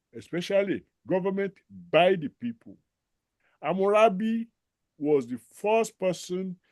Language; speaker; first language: English; non-native, local second language; Yoruba